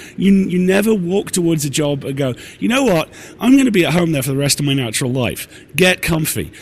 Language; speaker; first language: English; native; English